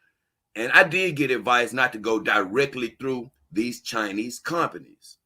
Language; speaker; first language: English; native; English